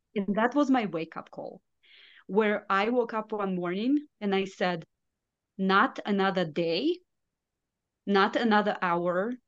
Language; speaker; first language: English; non-native, fluent; Russian